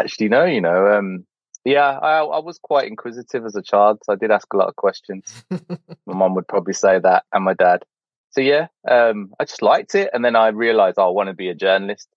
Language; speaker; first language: English; native; English